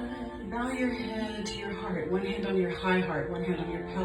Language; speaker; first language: English; native; English